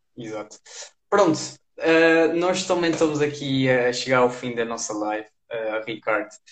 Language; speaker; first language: Portuguese; native; Portuguese